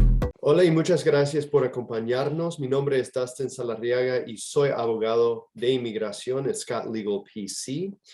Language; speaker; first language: Spanish; non-native, fluent; English